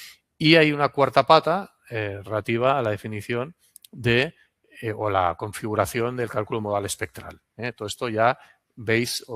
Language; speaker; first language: Spanish; non-native, local second language; Catalan